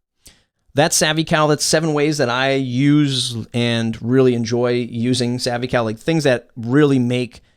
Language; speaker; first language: English; native; English